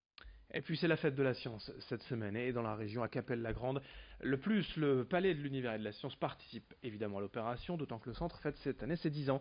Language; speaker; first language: French; native; French